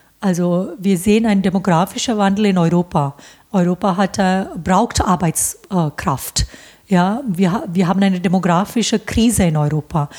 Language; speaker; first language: German; non-native, fluent; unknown